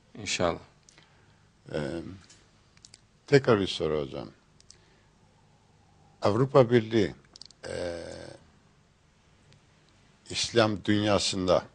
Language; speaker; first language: Turkish; non-native, fluent; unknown